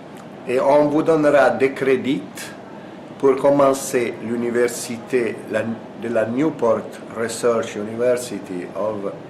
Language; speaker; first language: French; non-native, fluent; Italian